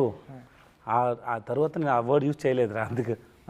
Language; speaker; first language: Telugu; non-native, learner; Tamil